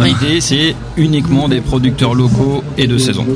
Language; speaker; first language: French; native; French